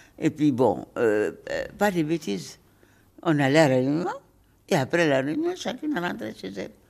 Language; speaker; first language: French; non-native, local second language; Bambara